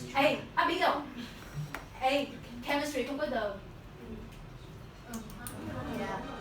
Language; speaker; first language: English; non-native, fluent; Vietnamese